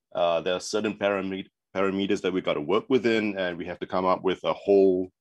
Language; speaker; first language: English; native; English